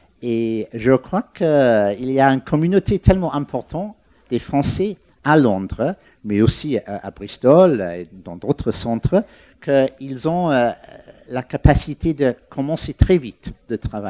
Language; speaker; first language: French; non-native, fluent; English